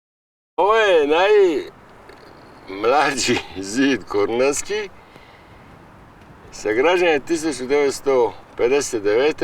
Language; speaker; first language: Croatian; native; Croatian